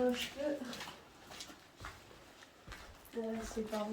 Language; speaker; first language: French; native; French